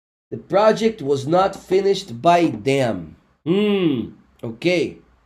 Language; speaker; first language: English; non-native, fluent; Portuguese